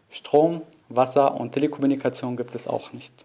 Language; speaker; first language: German; non-native, fluent; Arabic